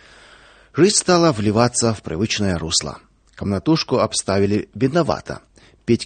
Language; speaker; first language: Russian; native; Russian